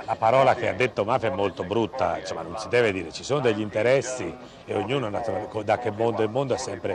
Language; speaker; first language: Italian; native; Italian